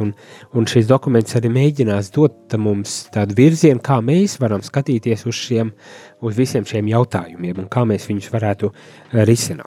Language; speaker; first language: Latvian; native; Latvian